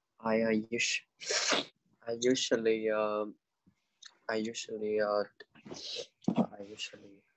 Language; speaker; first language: English; non-native, learner; Vietnamese